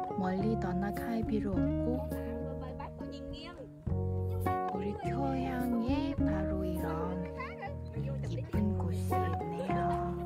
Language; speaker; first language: Korean; non-native, learner; Vietnamese